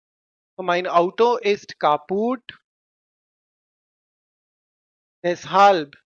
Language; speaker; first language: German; non-native, fluent; Hindi